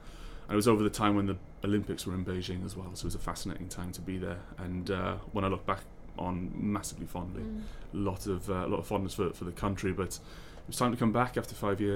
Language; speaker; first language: English; native; English